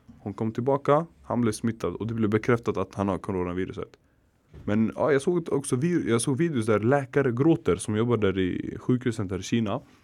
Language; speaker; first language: Swedish; early bilingual, other home language; Arabic